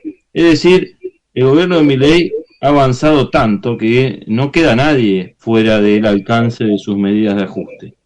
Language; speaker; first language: Spanish; native; Spanish